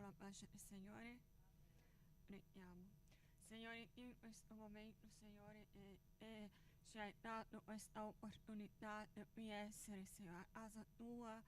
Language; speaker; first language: Italian; non-native, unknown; Portuguese